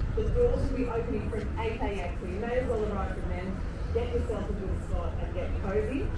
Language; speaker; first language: English; native; English